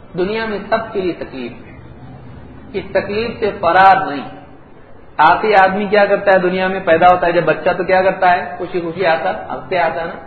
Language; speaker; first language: Urdu; native; Urdu